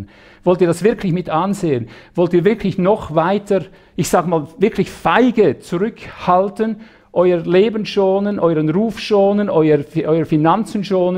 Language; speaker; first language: German; native; German